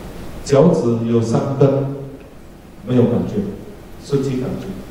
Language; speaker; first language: Chinese; early bilingual, heritage; Indonesian